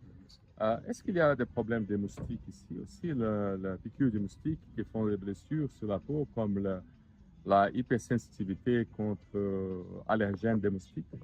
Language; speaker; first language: French; non-native, learner; Portuguese